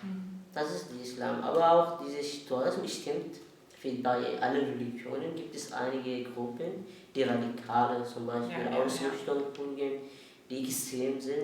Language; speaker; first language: German; non-native, learner; Arabic